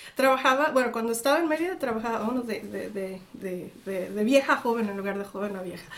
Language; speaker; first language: Spanish; native; Spanish